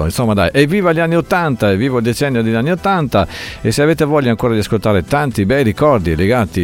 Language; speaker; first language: Italian; native; Italian